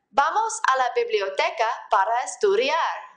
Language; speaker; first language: Spanish; non-native, fluent; English